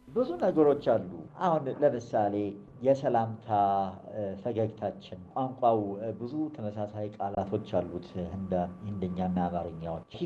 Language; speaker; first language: Amharic; early bilingual, other home language; Gujarati